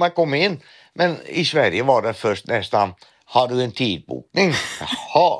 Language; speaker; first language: Swedish; non-native, fluent; Dutch